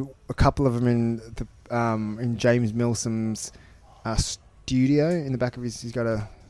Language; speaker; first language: English; native; English